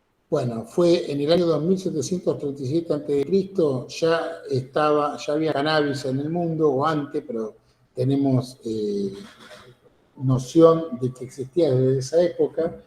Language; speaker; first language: Spanish; native; Spanish